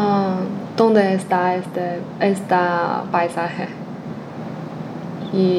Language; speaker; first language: Spanish; non-native, learner; Chinese